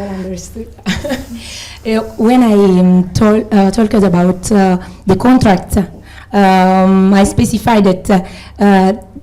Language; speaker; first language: English; non-native, fluent; Italian